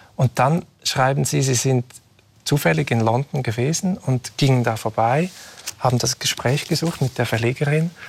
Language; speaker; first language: German; native; German